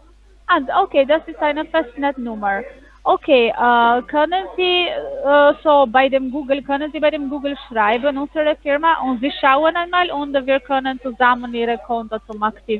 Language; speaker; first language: German; non-native, learner; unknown